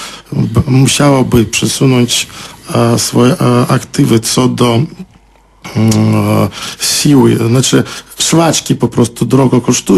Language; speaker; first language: Polish; non-native, fluent; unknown